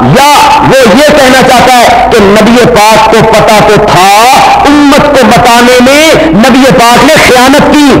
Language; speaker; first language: Urdu; non-native, local second language; Punjabi